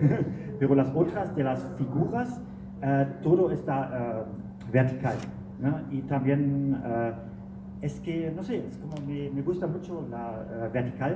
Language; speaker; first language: Spanish; non-native, learner; German